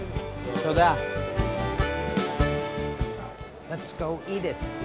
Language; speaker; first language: English; native; English